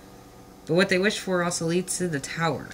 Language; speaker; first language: English; native; English